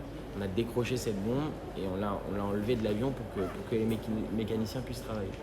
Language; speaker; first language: French; native; French